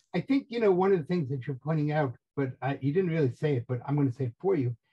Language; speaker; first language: English; native; English